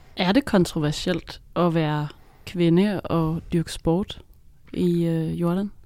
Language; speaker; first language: Danish; native; Danish